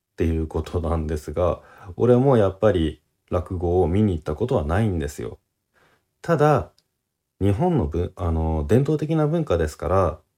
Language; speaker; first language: Japanese; native; Japanese